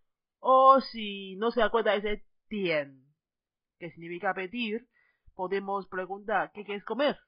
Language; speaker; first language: Spanish; non-native, fluent; Chinese